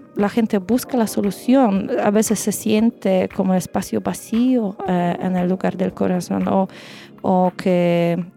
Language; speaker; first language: Spanish; non-native, fluent; Polish